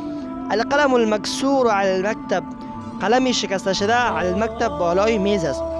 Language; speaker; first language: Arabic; non-native, fluent; Persian